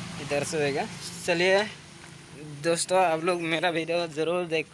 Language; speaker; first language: Hindi; non-native, local second language; Assamese